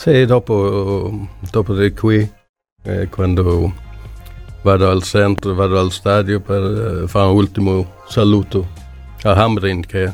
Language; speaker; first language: Italian; non-native, learner; Swedish